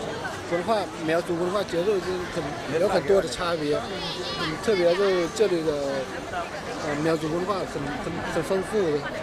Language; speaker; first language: Chinese; non-native, fluent; Hmong